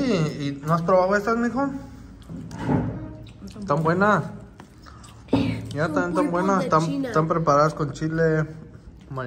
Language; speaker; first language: Spanish; native; Spanish